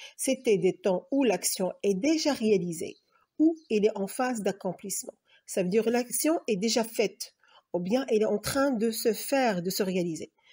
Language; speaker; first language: French; non-native, local second language; Arabic